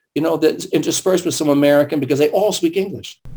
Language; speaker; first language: English; early bilingual, other home language; German